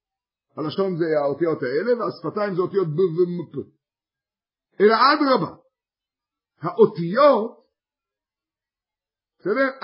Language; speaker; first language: Hebrew; native; Hebrew